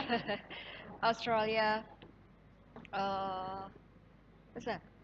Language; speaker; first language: English; non-native, learner; Indonesian